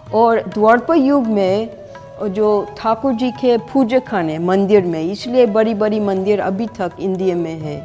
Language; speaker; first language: Hindi; non-native, fluent; English